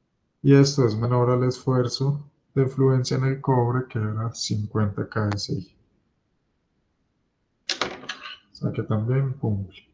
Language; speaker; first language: Spanish; native; Spanish